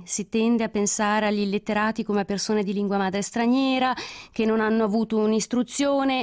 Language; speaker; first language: Italian; native; Italian